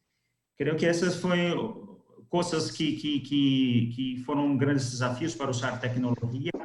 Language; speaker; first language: Spanish; non-native, learner; Portuguese